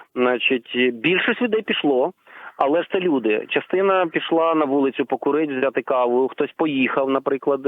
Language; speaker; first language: Ukrainian; native; Ukrainian